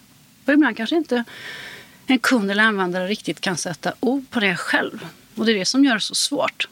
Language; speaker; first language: Swedish; native; Swedish